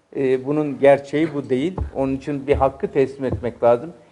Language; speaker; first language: Turkish; native; Turkish